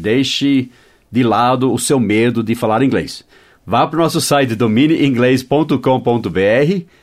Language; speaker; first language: Portuguese; non-native, fluent; English